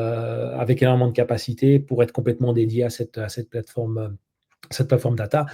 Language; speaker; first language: French; native; French